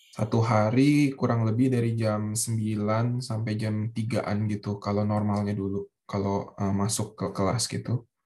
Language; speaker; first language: Indonesian; native; Indonesian